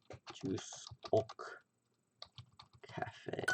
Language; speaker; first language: Swedish; non-native, learner; English